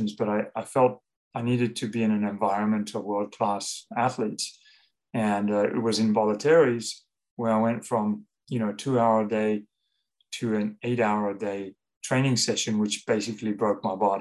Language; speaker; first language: English; native; English